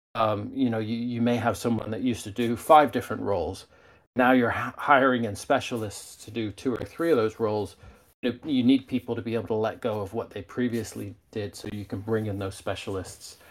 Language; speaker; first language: English; native; English